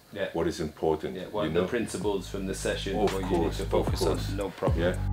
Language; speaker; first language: English; non-native, learner; Croatian